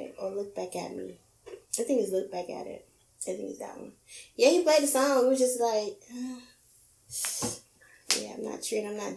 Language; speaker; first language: English; native; English